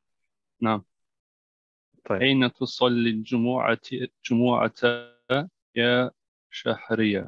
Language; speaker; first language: Arabic; non-native, learner; German